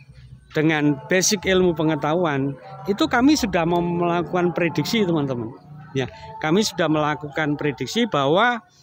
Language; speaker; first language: Indonesian; native; Indonesian